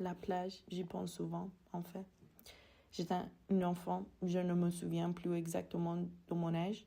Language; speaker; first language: French; non-native, fluent; Persian